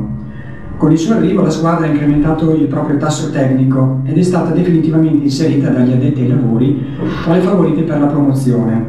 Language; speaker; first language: Italian; native; Italian